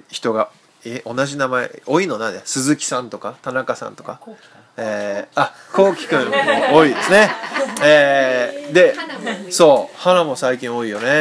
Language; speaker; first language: Japanese; native; Japanese